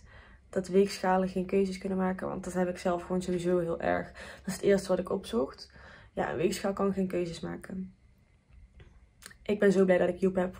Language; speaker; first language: Dutch; native; Dutch